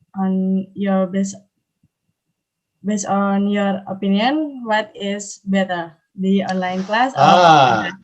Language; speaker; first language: English; non-native, learner; Indonesian